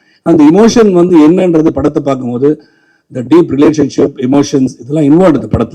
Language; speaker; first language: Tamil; native; Tamil